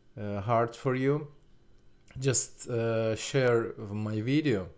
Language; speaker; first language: English; non-native, learner; Russian